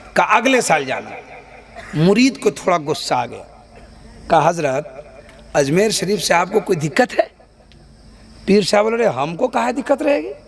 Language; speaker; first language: Hindi; native; Hindi